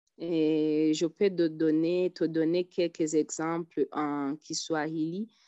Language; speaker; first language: French; non-native, local second language; Rundi